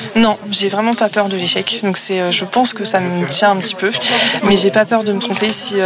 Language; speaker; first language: French; native; French